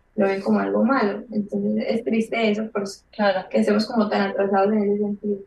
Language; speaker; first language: Spanish; native; Spanish